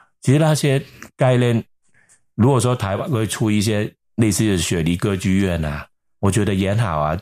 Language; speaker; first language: Chinese; non-native, local second language; Cantonese